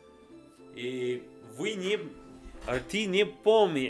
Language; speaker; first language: Russian; non-native, learner; English